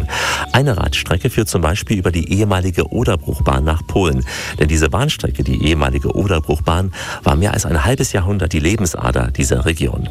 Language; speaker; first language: German; native; German